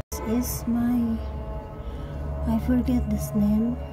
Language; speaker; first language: English; non-native, learner; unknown